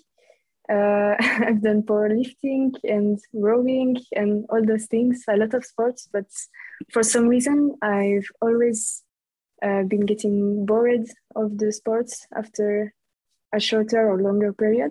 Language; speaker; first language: English; non-native, fluent; French